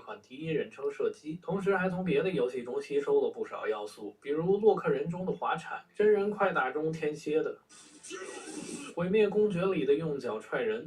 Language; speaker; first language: Chinese; native; Chinese